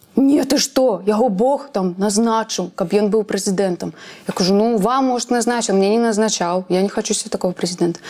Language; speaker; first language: Belarusian; native; Belarusian